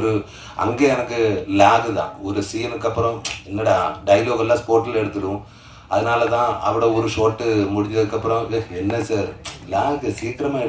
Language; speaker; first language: Tamil; non-native, learner; Malayalam